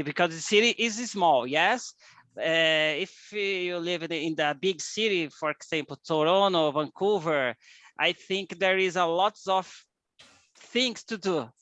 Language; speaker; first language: English; non-native, learner; Portuguese